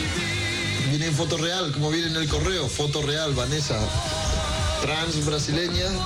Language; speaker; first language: Spanish; native; Spanish